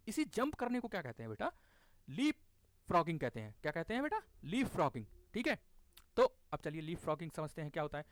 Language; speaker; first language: Hindi; native; Hindi